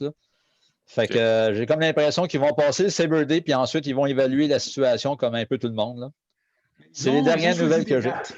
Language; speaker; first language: French; native; French